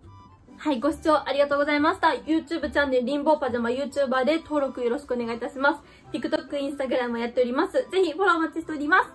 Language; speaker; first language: Japanese; native; Japanese